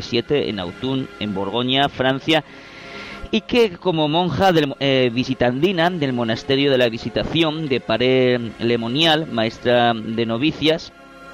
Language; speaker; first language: Spanish; native; Spanish